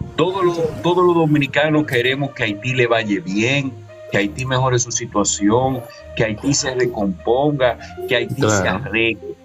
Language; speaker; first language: Spanish; native; Spanish